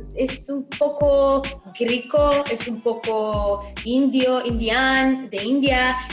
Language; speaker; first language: Spanish; non-native, fluent; Romanian